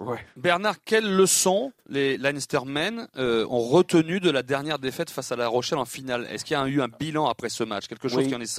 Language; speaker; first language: French; native; French